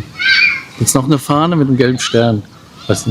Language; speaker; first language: German; native; German